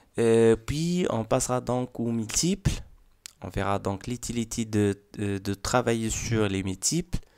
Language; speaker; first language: French; non-native, local second language; Arabic